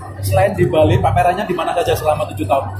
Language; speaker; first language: Indonesian; native; Indonesian